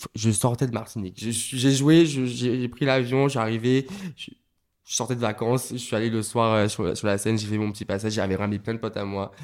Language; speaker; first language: French; native; French